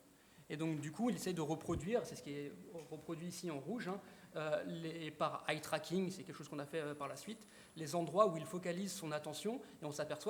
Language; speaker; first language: French; native; French